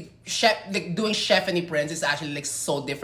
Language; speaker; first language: English; non-native, local second language; Filipino